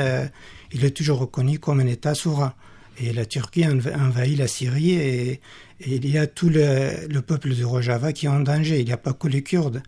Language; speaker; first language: French; non-native, fluent; Kurdish